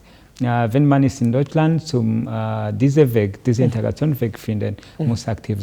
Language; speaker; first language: German; non-native, learner; Kinyarwanda